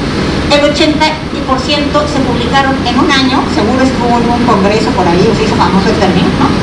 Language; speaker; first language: Spanish; native; Spanish